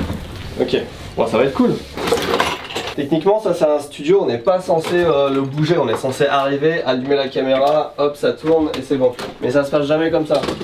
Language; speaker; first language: French; native; French